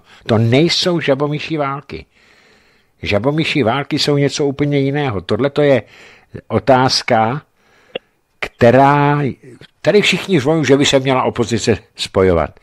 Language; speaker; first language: Czech; native; Czech